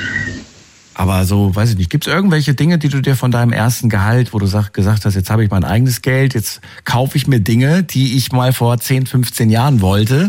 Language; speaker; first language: German; native; German